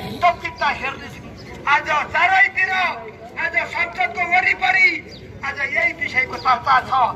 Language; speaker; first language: Nepali; native; Nepali